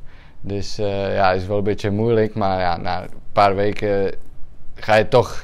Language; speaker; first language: Dutch; non-native, fluent; Czech